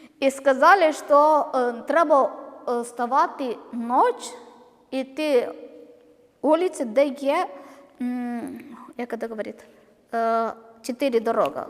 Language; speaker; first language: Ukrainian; non-native, learner; Malayalam